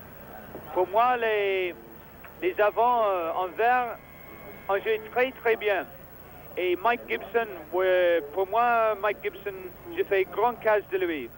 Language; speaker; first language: French; non-native, learner; English